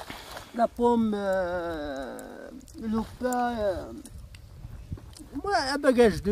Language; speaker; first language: French; non-native, learner; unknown